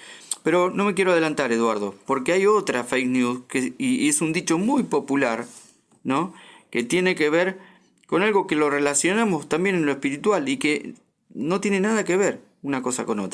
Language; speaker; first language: Spanish; native; Spanish